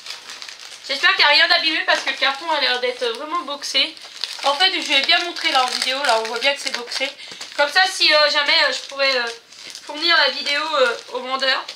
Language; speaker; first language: French; native; French